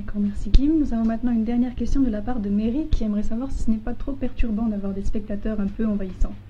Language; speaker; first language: French; native; French